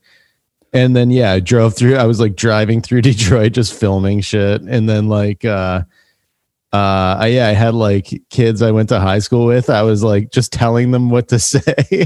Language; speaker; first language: English; native; English